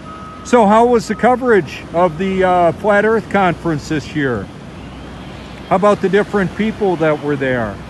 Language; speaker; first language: English; native; English